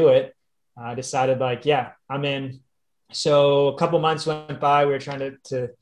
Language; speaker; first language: English; native; English